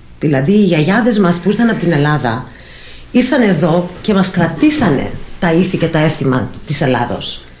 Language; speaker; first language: Greek; early bilingual, heritage; English